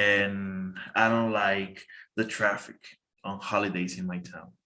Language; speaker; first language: English; non-native, fluent; Spanish